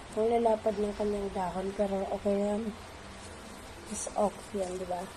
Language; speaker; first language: Filipino; non-native, local second language; Cebuano